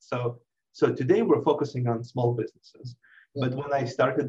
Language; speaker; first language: English; non-native, fluent; Russian